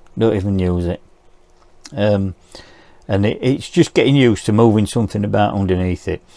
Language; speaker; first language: English; native; English